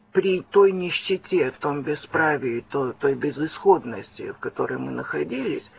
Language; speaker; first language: Russian; early bilingual, heritage; Russian